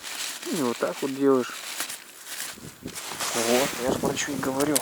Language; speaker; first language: Russian; native; Russian